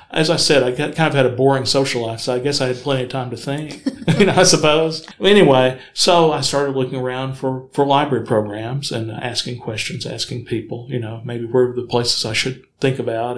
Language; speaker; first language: English; native; English